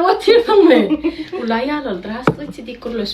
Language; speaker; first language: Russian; non-native, fluent; Turkmen